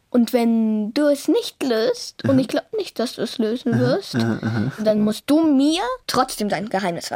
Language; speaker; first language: German; native; German